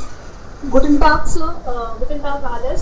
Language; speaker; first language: German; non-native, learner; Hindi